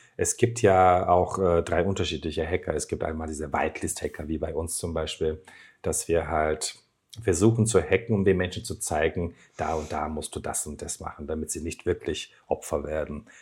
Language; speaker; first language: German; non-native, fluent; Turkish